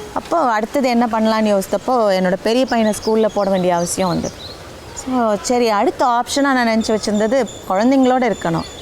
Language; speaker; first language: Tamil; native; Tamil